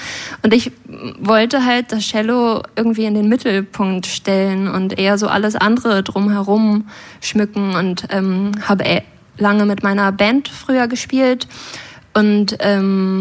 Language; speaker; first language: German; native; German